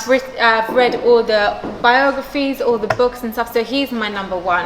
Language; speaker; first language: English; non-native, local second language; Maltese